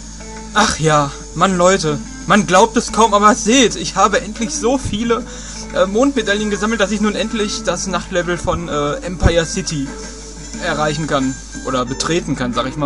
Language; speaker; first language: German; native; German